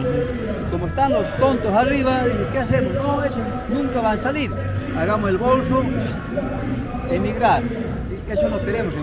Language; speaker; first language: Spanish; native; Spanish